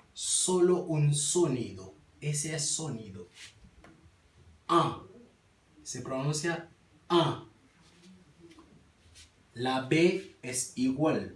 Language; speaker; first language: Spanish; non-native, learner; Haitian Creole